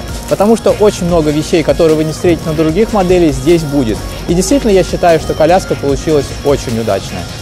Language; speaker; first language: Russian; native; Russian